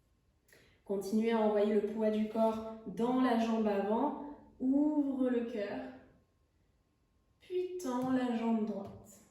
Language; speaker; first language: French; native; French